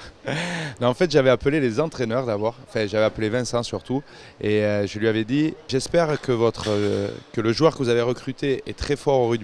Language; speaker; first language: French; native; French